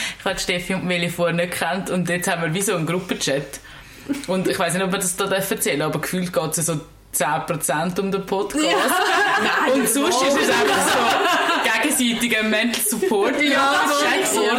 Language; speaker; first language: German; native; German